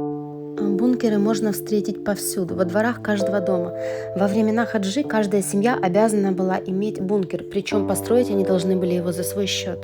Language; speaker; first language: Russian; native; Russian